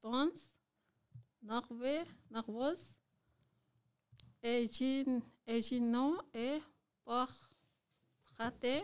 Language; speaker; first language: French; non-native, learner; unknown